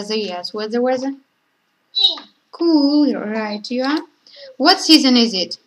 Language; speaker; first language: English; non-native, learner; Russian